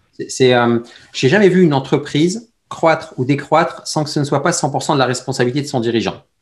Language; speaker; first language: French; early bilingual, other home language; Arabic